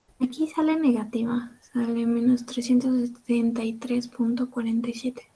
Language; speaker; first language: Spanish; native; Spanish